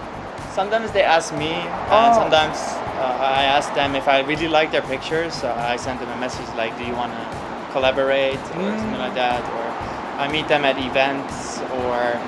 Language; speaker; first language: English; non-native, fluent; Dutch